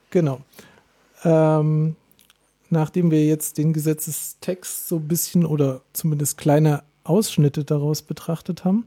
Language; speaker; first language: German; native; German